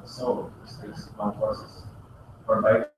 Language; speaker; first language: English; non-native, learner; Indonesian